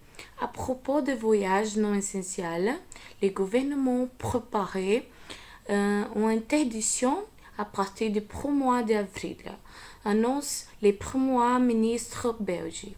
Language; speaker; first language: French; non-native, learner; Portuguese